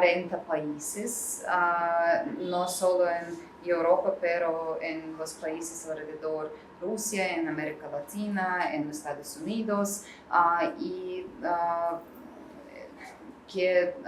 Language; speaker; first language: Spanish; non-native, learner; Russian